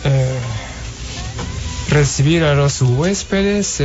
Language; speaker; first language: Spanish; non-native, fluent; Japanese